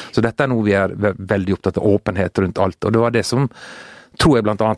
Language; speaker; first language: Norwegian; native; Norwegian